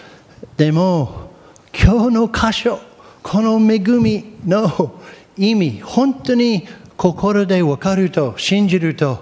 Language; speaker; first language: Japanese; non-native, fluent; English